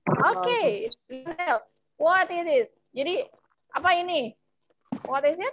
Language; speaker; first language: English; non-native, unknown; Indonesian